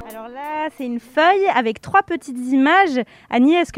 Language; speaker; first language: French; native; French